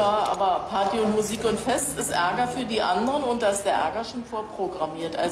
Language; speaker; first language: German; native; German